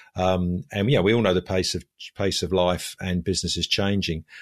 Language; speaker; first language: English; native; English